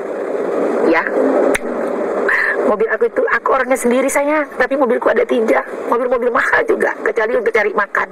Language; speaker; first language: Indonesian; native; Indonesian